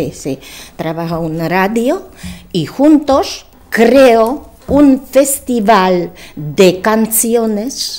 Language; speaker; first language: Spanish; non-native, learner; Polish